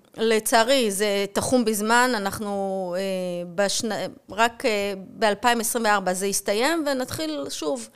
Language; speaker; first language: Hebrew; native; Hebrew